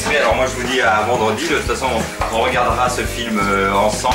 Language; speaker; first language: French; native; French